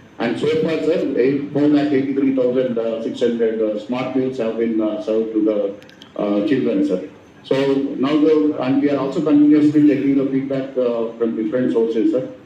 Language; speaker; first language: English; non-native, local second language; Telugu